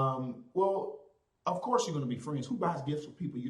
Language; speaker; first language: English; native; English